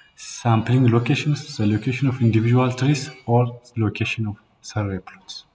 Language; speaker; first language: English; non-native, local second language; Amharic